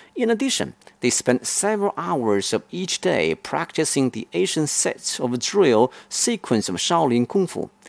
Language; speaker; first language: English; non-native, fluent; Chinese